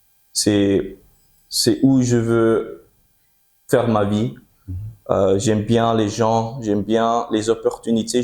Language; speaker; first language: French; early bilingual, heritage; French